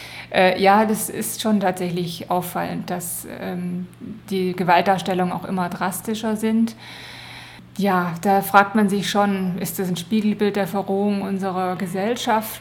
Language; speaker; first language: German; native; German